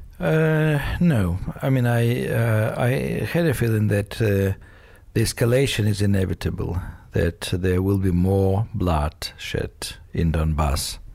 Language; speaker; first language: English; non-native, fluent; Russian